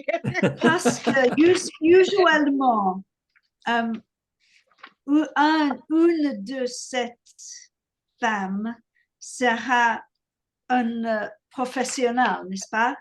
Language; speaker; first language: French; non-native, learner; English